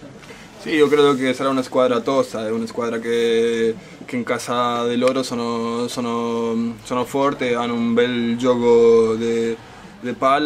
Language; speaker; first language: Italian; non-native, fluent; Spanish